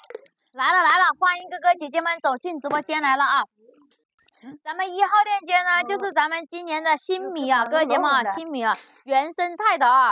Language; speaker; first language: Chinese; native; Chinese